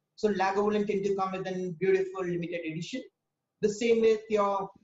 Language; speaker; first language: English; non-native, local second language; Tamil